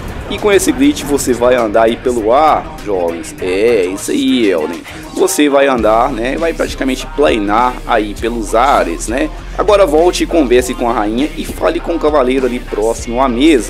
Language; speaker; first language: Portuguese; native; Portuguese